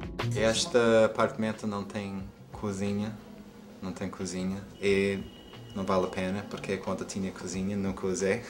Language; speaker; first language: Portuguese; non-native, fluent; English